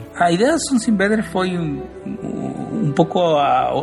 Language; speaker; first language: Portuguese; non-native, learner; Spanish